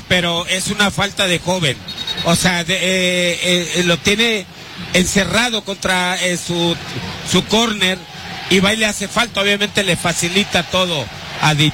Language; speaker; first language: Spanish; native; Spanish